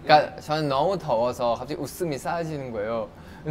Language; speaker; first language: Korean; non-native, fluent; Thai